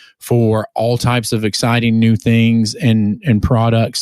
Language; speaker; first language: English; native; English